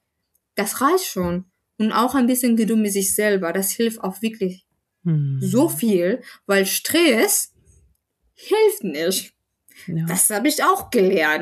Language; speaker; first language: German; non-native, fluent; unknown